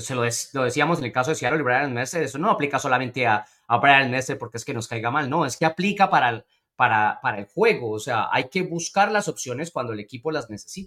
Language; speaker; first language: Spanish; native; Spanish